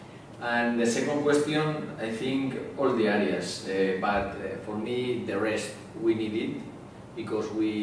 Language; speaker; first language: English; non-native, learner; Spanish